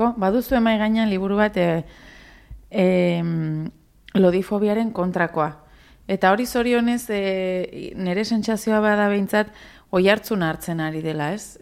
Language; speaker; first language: Basque; native; Basque